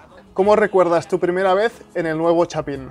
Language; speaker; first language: Spanish; native; Spanish